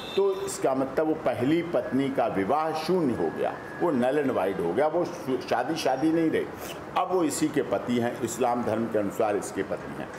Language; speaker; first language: Hindi; native; Hindi